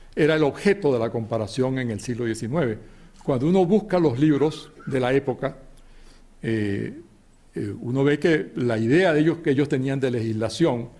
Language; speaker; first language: Spanish; native; Spanish